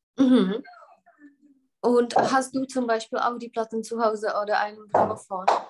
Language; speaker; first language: German; non-native, fluent; Czech